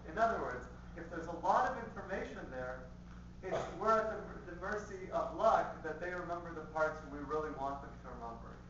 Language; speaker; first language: English; early bilingual, other home language; Spanish